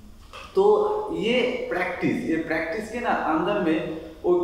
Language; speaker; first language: Hindi; non-native, local second language; Bangla